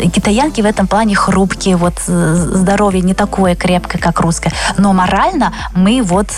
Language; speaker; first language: Russian; early bilingual, other home language; Chinese